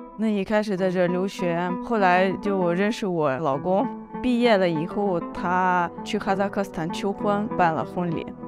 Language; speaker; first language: Chinese; non-native, fluent; Russian